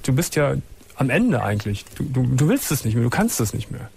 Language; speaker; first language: German; native; German